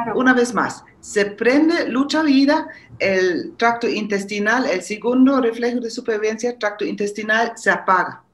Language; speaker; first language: Spanish; non-native, fluent; German